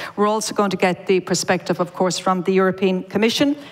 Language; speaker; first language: English; native; English